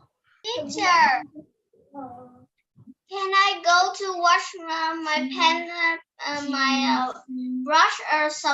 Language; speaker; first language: English; non-native, learner; Vietnamese